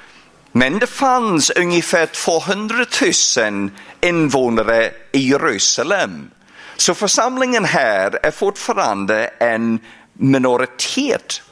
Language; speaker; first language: Swedish; non-native, fluent; English